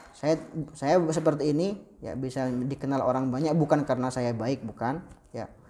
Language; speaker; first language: Indonesian; non-native, local second language; Madurese